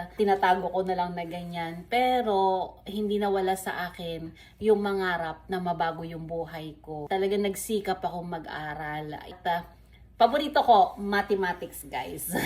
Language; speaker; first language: Filipino; non-native, local second language; Iloko